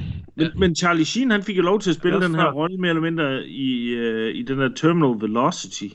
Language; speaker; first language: Danish; native; Danish